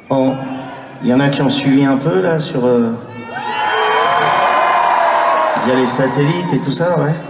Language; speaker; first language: French; native; French